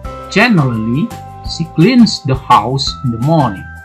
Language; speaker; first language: English; non-native, fluent; Indonesian